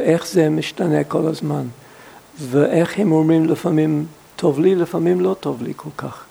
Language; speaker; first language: Hebrew; non-native, fluent; English